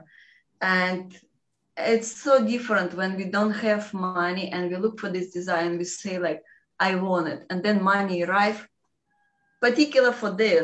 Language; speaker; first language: English; non-native, fluent; Russian